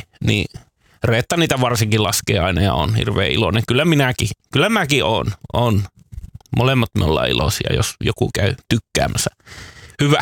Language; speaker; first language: Finnish; native; Finnish